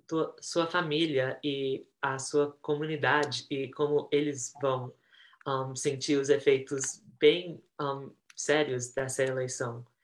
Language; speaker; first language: Portuguese; early bilingual, heritage; Portuguese